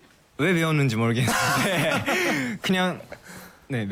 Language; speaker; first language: Korean; non-native, learner; Japanese